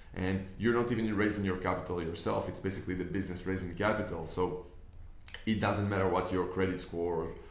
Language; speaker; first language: English; non-native, fluent; Hebrew